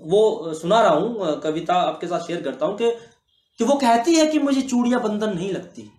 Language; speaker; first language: Hindi; native; Hindi